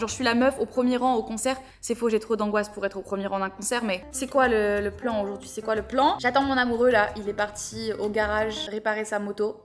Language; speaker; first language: French; native; French